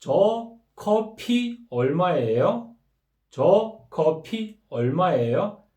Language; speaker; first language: Korean; non-native, fluent; Kyrgyz